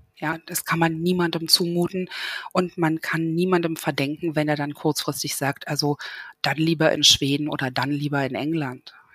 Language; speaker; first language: German; native; German